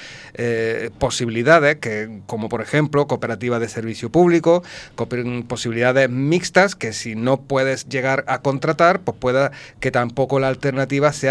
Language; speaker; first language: Spanish; native; Spanish